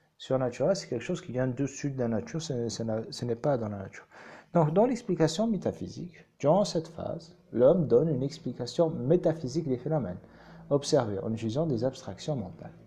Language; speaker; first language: French; non-native, local second language; Arabic